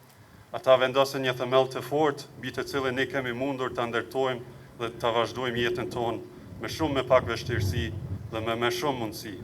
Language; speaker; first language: Albanian; native; Albanian